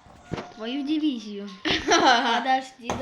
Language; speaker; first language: Russian; native; Russian